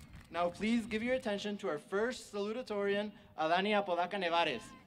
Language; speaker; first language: English; early bilingual, other home language; Spanish